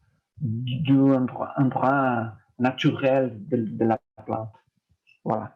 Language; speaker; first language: French; non-native, fluent; Portuguese